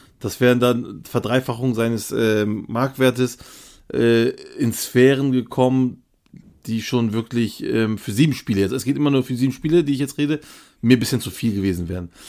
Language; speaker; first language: German; early bilingual, other home language; Turkish